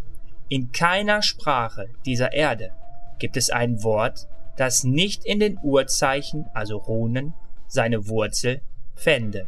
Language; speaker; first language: German; native; German